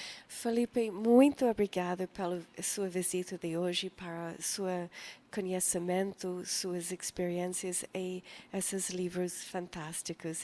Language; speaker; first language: Portuguese; non-native, fluent; English